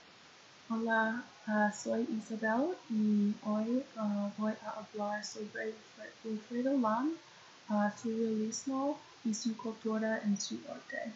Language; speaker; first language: Spanish; non-native, learner; English